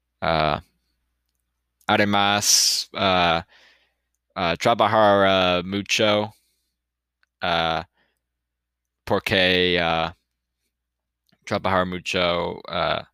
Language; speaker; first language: Spanish; non-native, learner; English